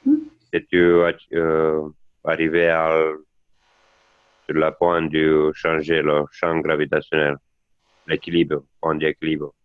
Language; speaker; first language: French; non-native, learner; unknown